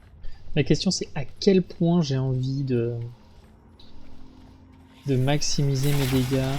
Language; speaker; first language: French; native; French